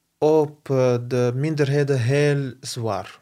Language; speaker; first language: Dutch; non-native, fluent; Arabic